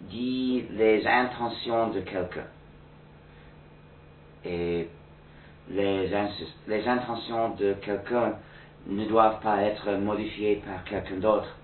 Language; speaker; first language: French; non-native, fluent; English